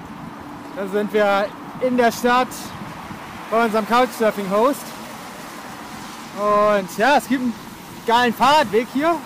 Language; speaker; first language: German; native; German